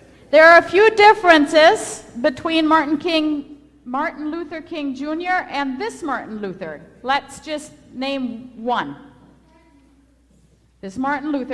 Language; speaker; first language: English; native; English